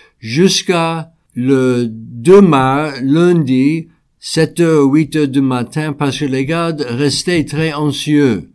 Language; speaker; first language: French; non-native, fluent; English